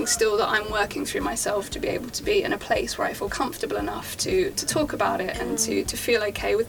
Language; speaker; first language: English; native; English